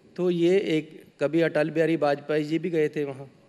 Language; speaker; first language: Hindi; native; Hindi